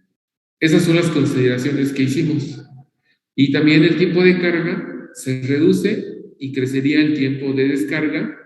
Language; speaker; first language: Spanish; native; Spanish